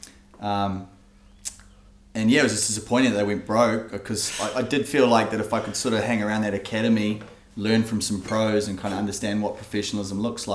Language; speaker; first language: English; native; English